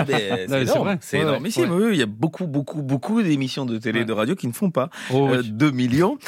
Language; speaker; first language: French; native; French